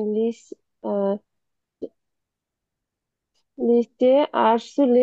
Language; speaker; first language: German; non-native, learner; Bangla